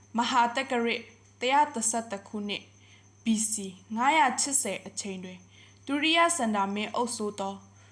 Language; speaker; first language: Burmese; non-native, local second language; Pa'o Karen